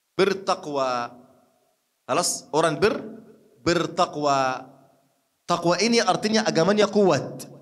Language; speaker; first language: Malay; non-native, fluent; Arabic